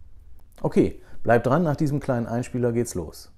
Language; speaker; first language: German; native; German